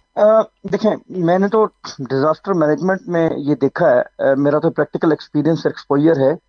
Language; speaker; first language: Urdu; non-native, local second language; Saraiki